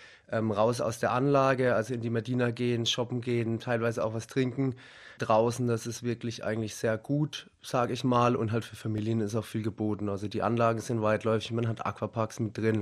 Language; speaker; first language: German; native; German